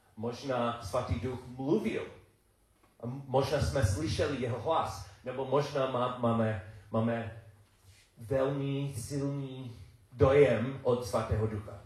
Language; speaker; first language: Czech; non-native, learner; English